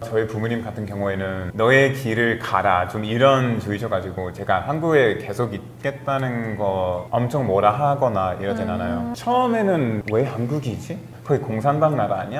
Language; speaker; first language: Korean; non-native, fluent; English